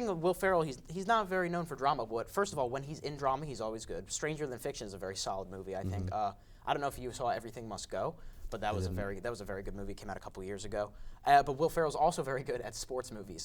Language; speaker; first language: English; native; English